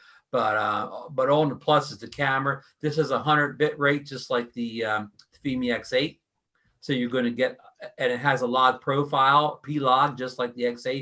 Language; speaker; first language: English; native; English